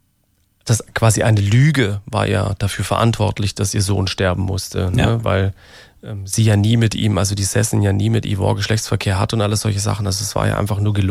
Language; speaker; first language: German; native; German